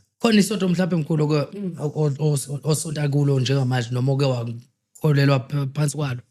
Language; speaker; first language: Zulu; native; Zulu